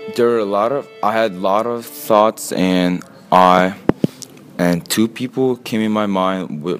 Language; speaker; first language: English; early bilingual, other home language; Korean